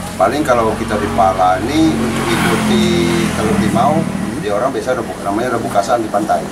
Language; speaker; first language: Indonesian; non-native, local second language; Hakka Chinese